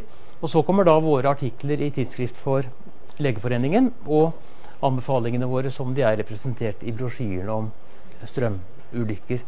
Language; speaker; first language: Norwegian; native; Norwegian